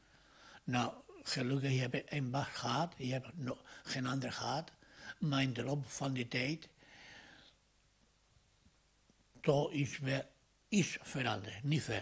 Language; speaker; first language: Dutch; non-native, learner; Spanish